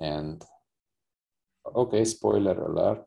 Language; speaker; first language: English; non-native, fluent; Hungarian